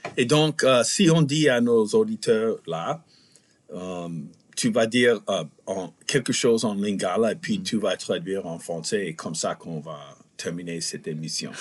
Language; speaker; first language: French; non-native, fluent; English